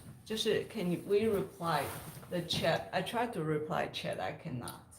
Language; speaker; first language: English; non-native, fluent; Chinese